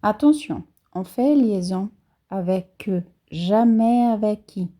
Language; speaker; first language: French; non-native, fluent; Portuguese